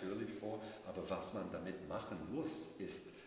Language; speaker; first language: German; non-native, fluent; English